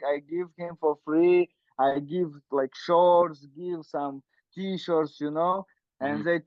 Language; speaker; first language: English; non-native, learner; Russian